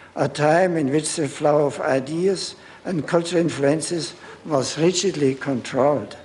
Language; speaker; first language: English; non-native, fluent; German